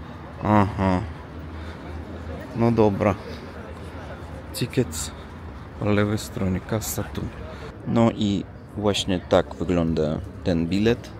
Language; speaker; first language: Polish; non-native, learner; Russian